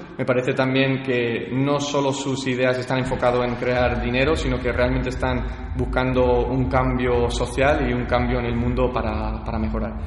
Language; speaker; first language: Spanish; early bilingual, heritage; Spanish